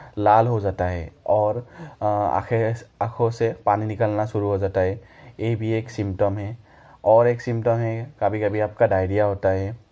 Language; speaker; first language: Hindi; non-native, local second language; Assamese